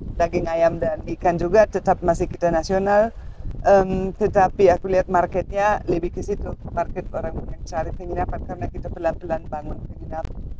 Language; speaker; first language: Indonesian; non-native, fluent; German